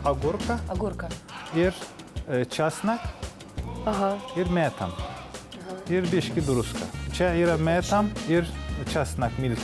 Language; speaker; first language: Lithuanian; non-native, learner; Turkish